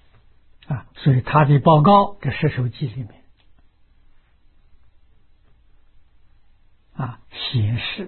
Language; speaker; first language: Chinese; native; Chinese